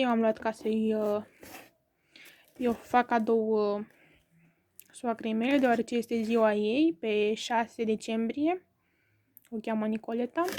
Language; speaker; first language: Romanian; native; Romanian